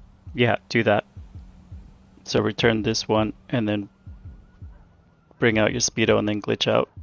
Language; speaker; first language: English; native; English